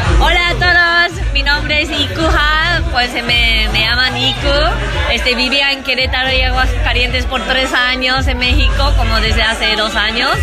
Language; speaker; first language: Spanish; non-native, learner; Japanese